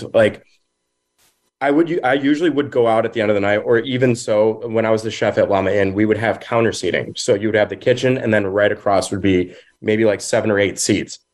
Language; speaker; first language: English; native; English